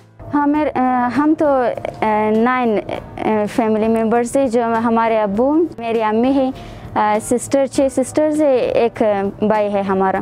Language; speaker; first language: Hindi; non-native, learner; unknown